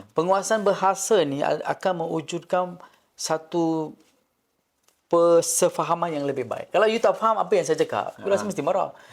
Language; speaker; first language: Malay; non-native, local second language; Tamil